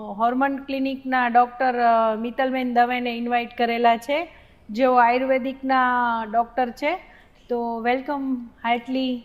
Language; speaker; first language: Gujarati; native; Gujarati